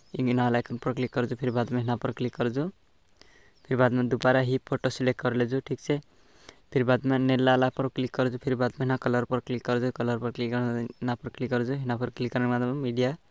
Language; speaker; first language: Gujarati; non-native, local second language; Bhili